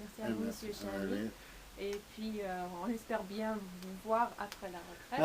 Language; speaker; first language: French; non-native, local second language; Arabic